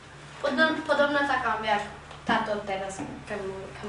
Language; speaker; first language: Polish; early bilingual, other home language; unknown